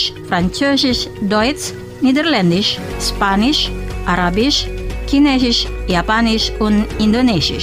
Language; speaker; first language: German; non-native, fluent; Indonesian